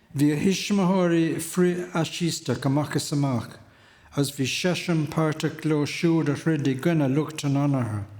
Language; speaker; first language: Irish; native; Irish